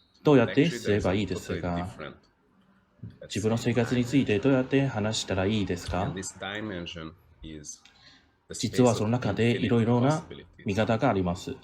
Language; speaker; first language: Japanese; non-native, learner; English